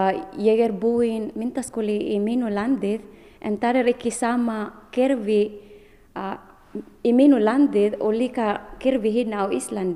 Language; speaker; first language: Icelandic; non-native, learner; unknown